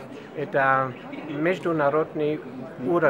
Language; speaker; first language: Russian; non-native, learner; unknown